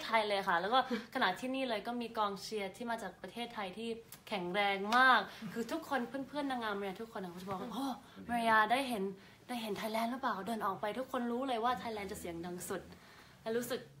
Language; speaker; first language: Thai; early bilingual, heritage; Thai